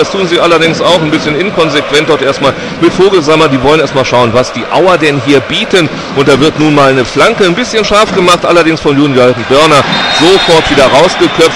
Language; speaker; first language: German; native; German